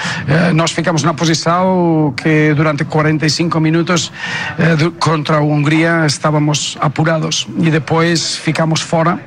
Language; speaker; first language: Portuguese; non-native, fluent; Spanish